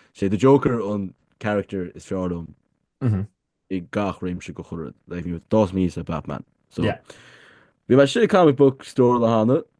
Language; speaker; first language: Irish; native; Irish